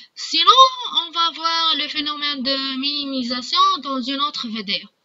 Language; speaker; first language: French; non-native, local second language; Arabic